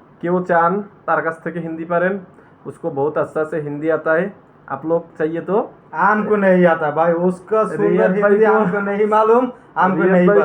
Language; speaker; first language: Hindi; non-native, learner; Bangla